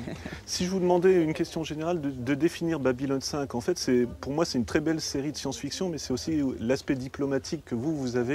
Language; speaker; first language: French; native; French